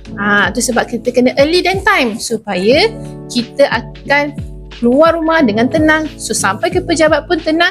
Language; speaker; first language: Malay; native; Malay